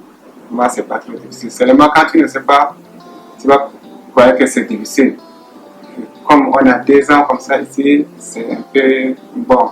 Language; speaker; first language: French; non-native, learner; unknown